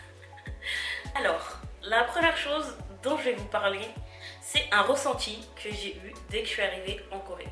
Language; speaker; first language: French; native; French